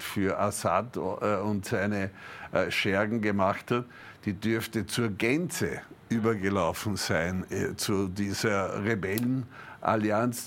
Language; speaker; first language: German; native; German